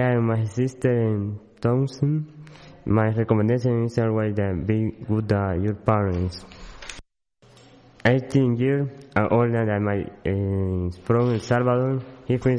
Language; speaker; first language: English; non-native, fluent; Spanish